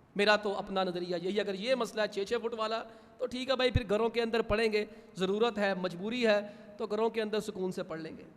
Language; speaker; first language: Urdu; non-native, local second language; Punjabi